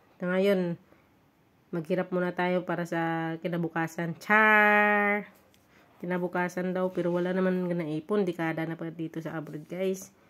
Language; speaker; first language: Filipino; non-native, local second language; Hiligaynon